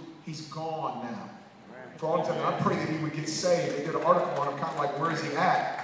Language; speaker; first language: English; native; English